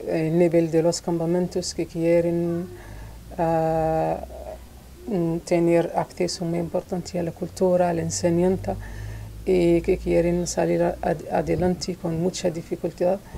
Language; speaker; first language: Spanish; non-native, local second language; Arabic